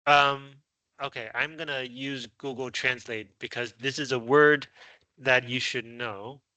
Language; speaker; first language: English; non-native, fluent; Chinese